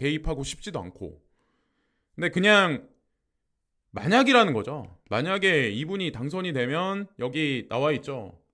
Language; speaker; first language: Korean; native; Korean